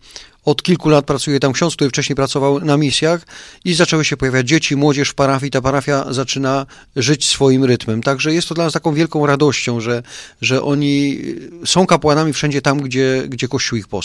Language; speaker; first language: Polish; native; Polish